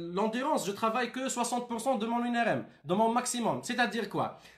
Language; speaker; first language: French; non-native, local second language; Arabic